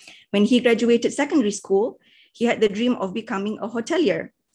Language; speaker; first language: English; non-native, local second language; Malay